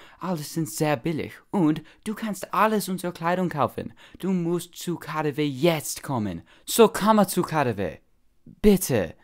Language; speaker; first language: German; non-native, learner; English